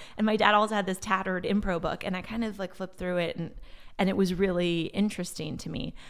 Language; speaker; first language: English; early bilingual, other home language; Portuguese